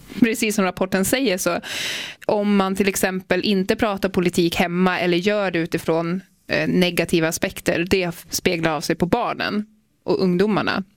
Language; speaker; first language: Swedish; native; Swedish